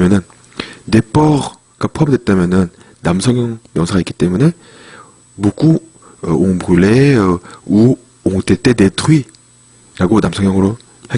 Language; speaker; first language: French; non-native, fluent; Korean